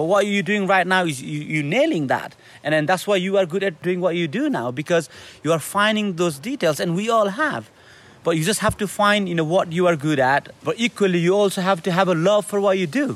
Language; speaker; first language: English; non-native, local second language; Nepali